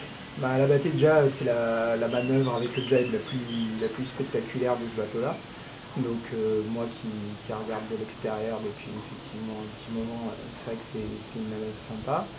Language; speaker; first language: French; native; French